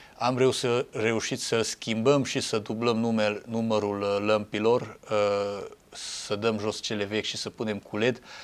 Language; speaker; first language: Romanian; non-native, local second language; Hungarian